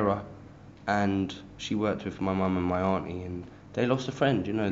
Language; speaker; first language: English; native; English